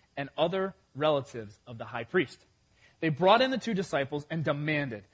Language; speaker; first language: English; native; English